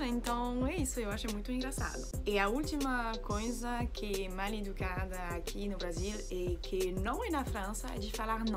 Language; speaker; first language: Portuguese; non-native, fluent; French